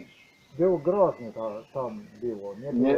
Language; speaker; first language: Polish; non-native, learner; Croatian